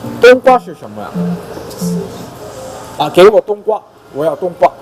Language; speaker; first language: Chinese; non-native, learner; Korean